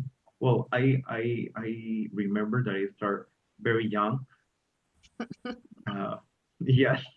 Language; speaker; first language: English; non-native, learner; Spanish